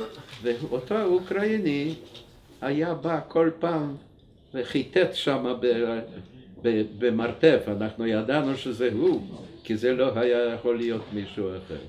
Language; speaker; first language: Hebrew; non-native, fluent; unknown